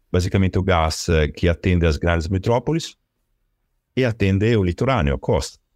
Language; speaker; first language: Portuguese; non-native, fluent; Italian